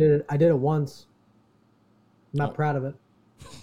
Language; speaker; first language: English; native; English